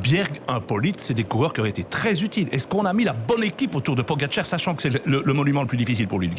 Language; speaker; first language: French; native; French